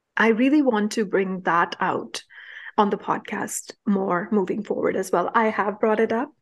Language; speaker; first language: English; non-native, local second language; Punjabi